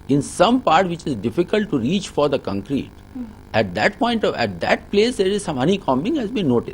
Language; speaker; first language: English; non-native, local second language; Kannada